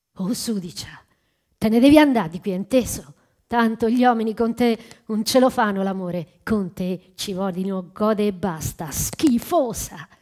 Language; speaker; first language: Italian; native; Italian